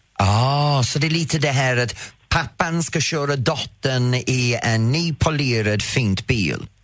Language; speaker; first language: Swedish; non-native, fluent; English